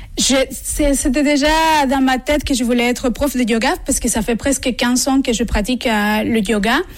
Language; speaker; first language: French; non-native, fluent; Spanish